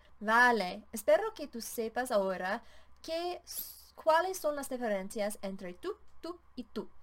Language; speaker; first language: Spanish; non-native, learner; English